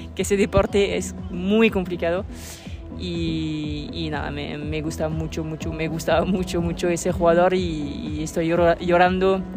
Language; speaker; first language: Spanish; non-native, fluent; French